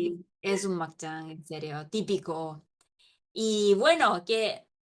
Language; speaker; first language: Spanish; non-native, local second language; Korean